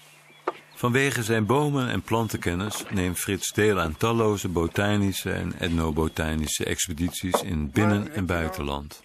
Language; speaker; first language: Dutch; native; Dutch